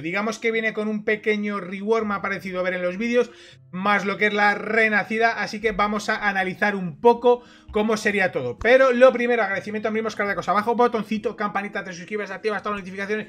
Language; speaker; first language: Spanish; native; Spanish